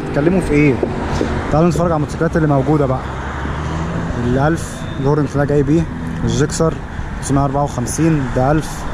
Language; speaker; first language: Arabic; native; Arabic